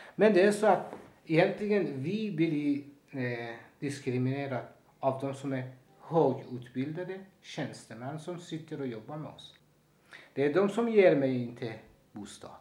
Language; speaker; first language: Swedish; non-native, fluent; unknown